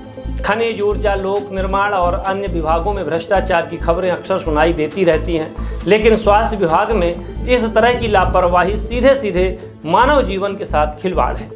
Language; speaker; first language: Hindi; native; Hindi